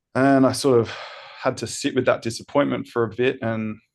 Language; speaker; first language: English; native; English